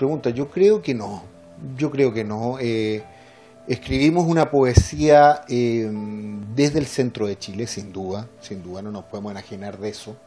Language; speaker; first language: Spanish; native; Spanish